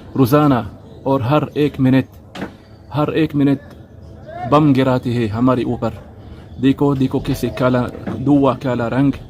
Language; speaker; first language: Urdu; non-native, learner; Arabic